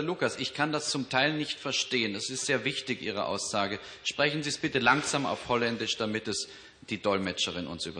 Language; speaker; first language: German; native; German